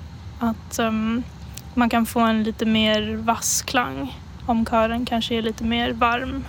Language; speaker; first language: Swedish; native; Swedish